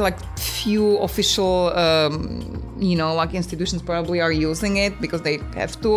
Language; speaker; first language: English; non-native, fluent; Czech